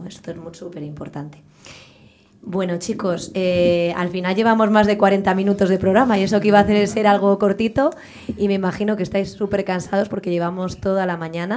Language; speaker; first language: Spanish; native; Spanish